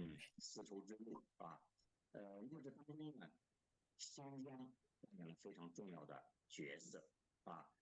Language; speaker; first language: Chinese; native; Chinese